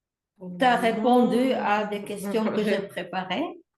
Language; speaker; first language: French; non-native, fluent; Czech